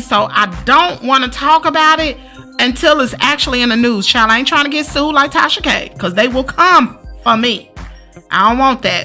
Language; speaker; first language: English; native; English